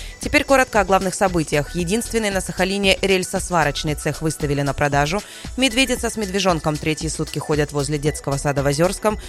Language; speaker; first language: Russian; native; Russian